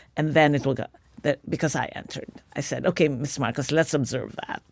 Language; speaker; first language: English; non-native, local second language; Filipino